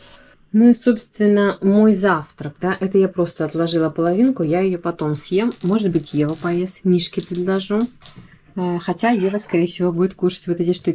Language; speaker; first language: Russian; native; Russian